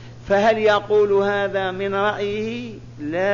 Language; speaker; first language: Arabic; native; Arabic